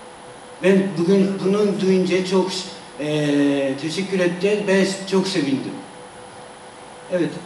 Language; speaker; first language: Turkish; non-native, learner; Japanese